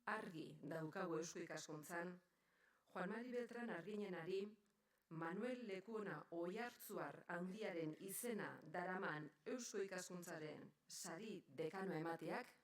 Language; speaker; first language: Basque; native; Basque